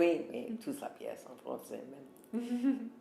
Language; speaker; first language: French; non-native, fluent; English